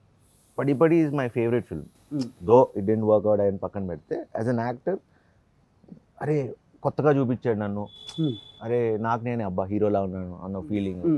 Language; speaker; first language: Telugu; native; Telugu